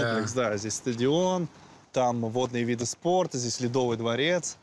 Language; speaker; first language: Russian; native; Russian